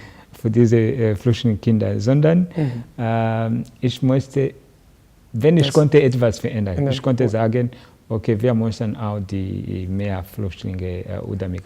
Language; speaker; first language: German; non-native, learner; Kinyarwanda